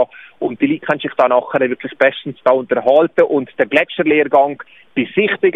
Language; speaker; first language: German; native; German